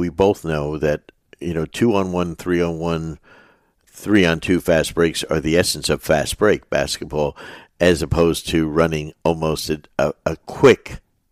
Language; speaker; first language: English; native; English